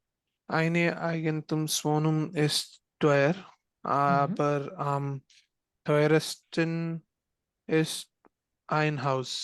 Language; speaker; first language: German; non-native, learner; Malayalam